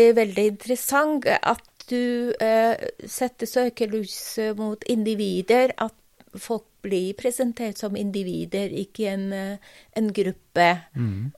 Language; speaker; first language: Norwegian; non-native, fluent; Persian